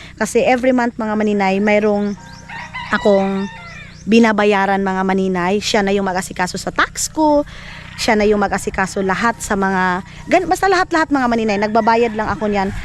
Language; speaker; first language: Filipino; non-native, local second language; Cebuano